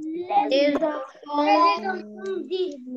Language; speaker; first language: French; non-native, local second language; Arabic